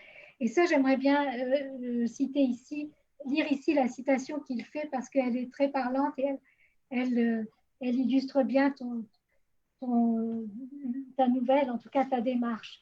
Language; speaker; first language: French; native; French